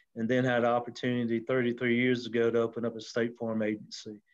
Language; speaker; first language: English; native; English